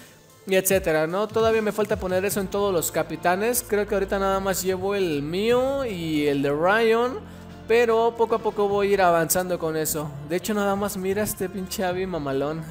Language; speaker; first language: Spanish; native; Spanish